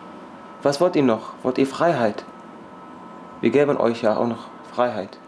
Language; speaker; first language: German; non-native, fluent; Arabic